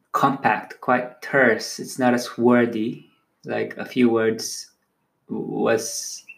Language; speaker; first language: English; non-native, local second language; Filipino